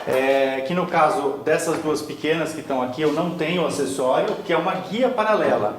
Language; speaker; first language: Portuguese; native; Portuguese